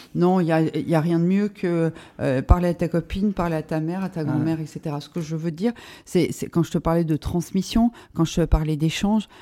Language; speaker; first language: French; native; French